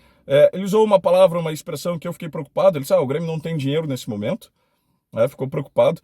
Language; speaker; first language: Portuguese; native; Portuguese